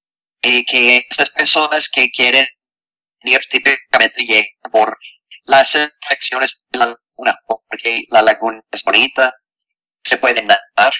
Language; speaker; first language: Spanish; non-native, fluent; English